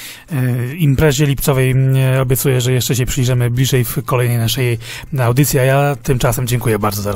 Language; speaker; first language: Polish; native; Polish